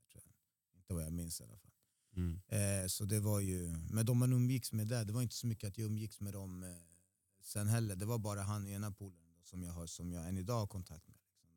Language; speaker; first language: Swedish; early bilingual, other home language; Spanish